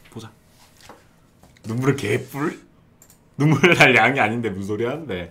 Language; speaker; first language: Korean; native; Korean